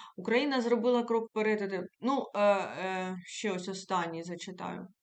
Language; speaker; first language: Ukrainian; native; Ukrainian